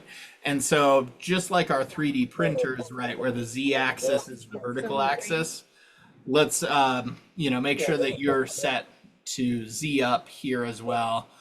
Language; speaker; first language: English; native; English